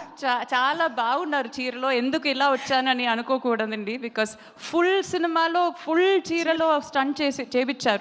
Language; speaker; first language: Telugu; non-native, fluent; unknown